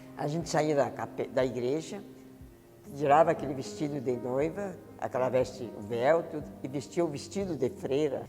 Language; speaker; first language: Portuguese; early bilingual, other home language; Italian